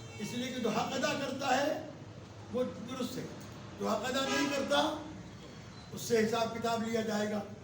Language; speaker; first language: Urdu; non-native, local second language; Sindhi